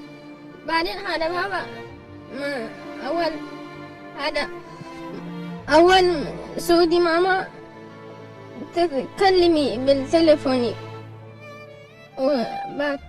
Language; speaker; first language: Arabic; non-native, learner; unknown